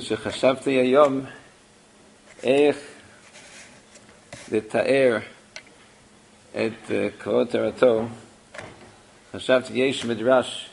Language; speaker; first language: Hebrew; non-native, fluent; English